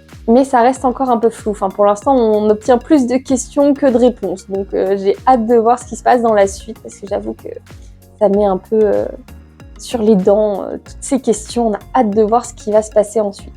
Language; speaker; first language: French; native; French